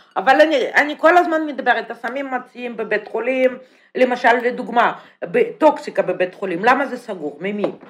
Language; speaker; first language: Hebrew; non-native, fluent; Russian